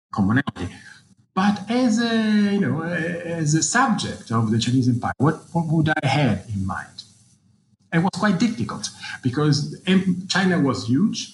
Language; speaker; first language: English; non-native, fluent; Italian